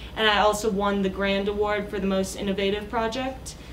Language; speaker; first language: English; native; English